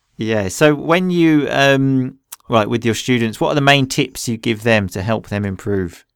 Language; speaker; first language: English; native; English